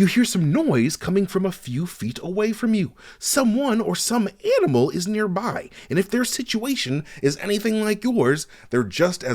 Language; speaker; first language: English; native; English